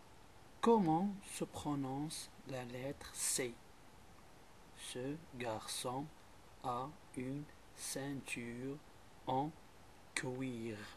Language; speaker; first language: French; non-native, local second language; Arabic